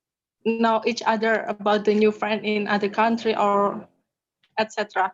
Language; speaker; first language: English; non-native, learner; Indonesian